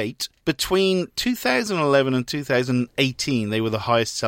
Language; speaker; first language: English; native; English